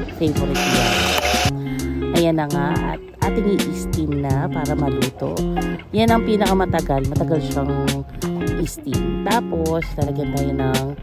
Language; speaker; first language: Filipino; native; Filipino